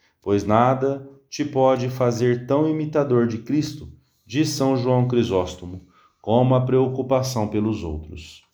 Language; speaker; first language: Portuguese; native; Portuguese